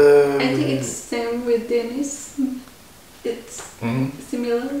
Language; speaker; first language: English; non-native, learner; Indonesian